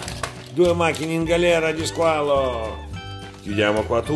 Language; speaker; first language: Italian; non-native, fluent; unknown